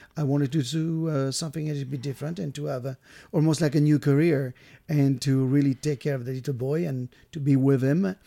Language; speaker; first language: English; non-native, fluent; French